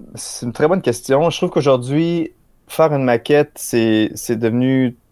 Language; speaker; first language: French; native; French